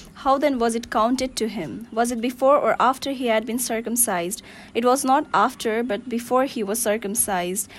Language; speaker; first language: English; non-native, local second language; Nepali